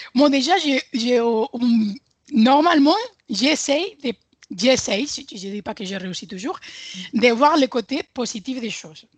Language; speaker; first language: French; non-native, fluent; Spanish